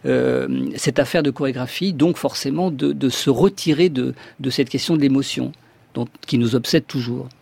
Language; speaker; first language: French; native; French